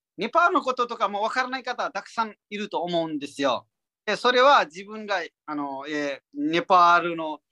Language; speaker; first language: Japanese; non-native, fluent; Nepali